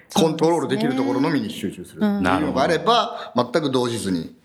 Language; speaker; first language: Japanese; native; Japanese